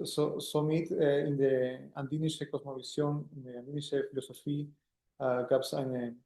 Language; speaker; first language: German; non-native, fluent; Spanish